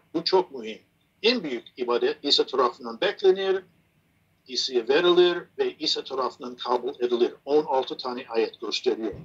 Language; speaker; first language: Turkish; non-native, fluent; English